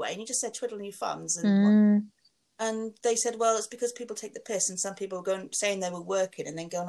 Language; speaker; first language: English; native; English